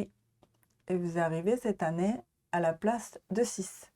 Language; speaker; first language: French; non-native, learner; Japanese